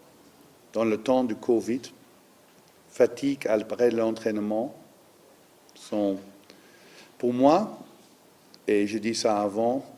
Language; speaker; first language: French; non-native, learner; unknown